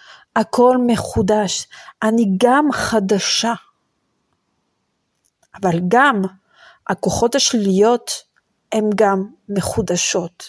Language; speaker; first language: Hebrew; non-native, fluent; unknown